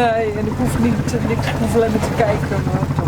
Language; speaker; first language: Dutch; native; Dutch